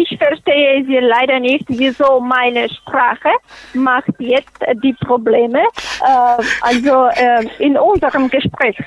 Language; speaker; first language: German; non-native, fluent; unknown